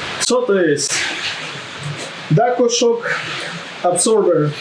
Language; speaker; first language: Polish; non-native, learner; Russian